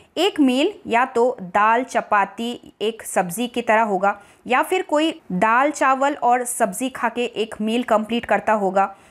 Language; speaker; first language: Hindi; non-native, local second language; Bangla